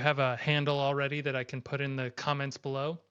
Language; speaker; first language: English; native; English